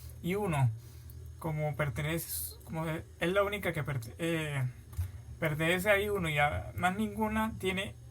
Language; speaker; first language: Spanish; native; Spanish